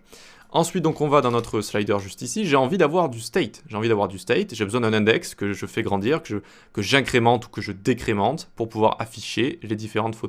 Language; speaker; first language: French; native; French